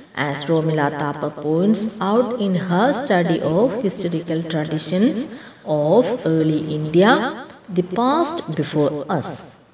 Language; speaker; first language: English; non-native, local second language; Malayalam